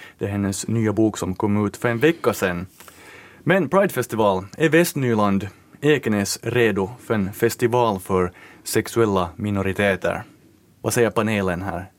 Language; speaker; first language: Swedish; native; Swedish